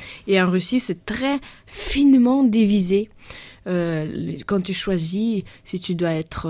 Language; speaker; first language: French; non-native, fluent; Russian